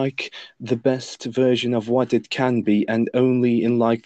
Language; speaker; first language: English; non-native, fluent; Lithuanian